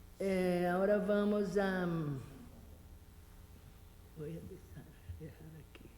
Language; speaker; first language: Spanish; non-native, fluent; Portuguese